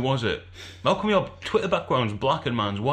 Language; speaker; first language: English; native; English